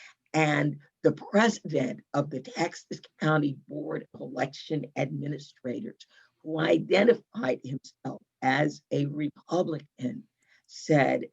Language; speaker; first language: English; native; English